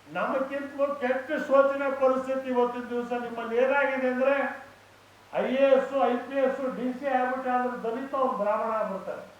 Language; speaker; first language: Kannada; native; Kannada